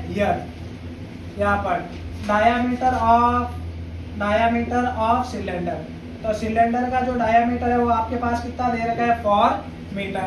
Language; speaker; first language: Hindi; native; Hindi